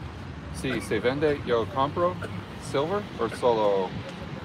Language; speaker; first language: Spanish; non-native, learner; English